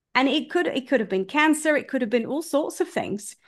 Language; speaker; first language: English; native; English